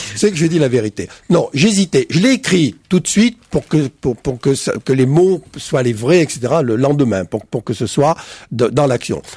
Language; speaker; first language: French; native; French